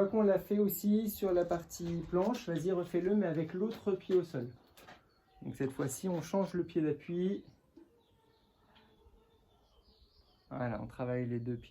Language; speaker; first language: French; native; French